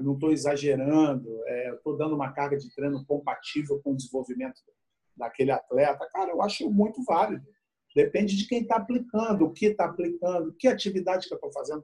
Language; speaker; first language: Portuguese; native; Portuguese